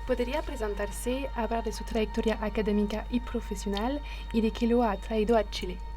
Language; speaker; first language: Spanish; native; Spanish